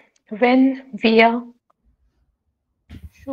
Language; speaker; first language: German; non-native, learner; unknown